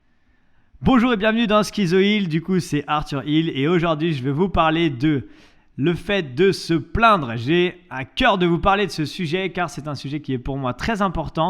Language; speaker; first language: French; native; French